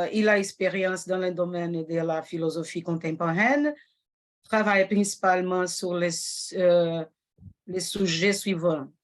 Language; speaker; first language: French; non-native, fluent; Portuguese